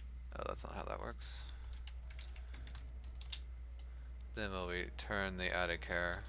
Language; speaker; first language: English; native; English